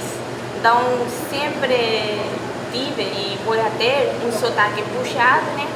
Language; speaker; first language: Portuguese; non-native, fluent; Spanish